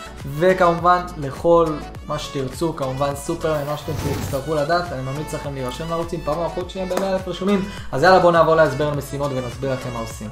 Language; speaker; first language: Hebrew; native; Hebrew